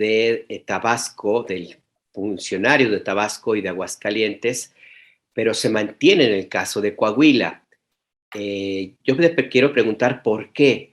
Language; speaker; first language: Spanish; native; Spanish